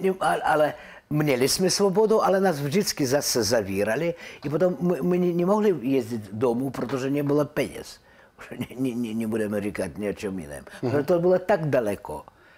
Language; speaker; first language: Czech; non-native, learner; Russian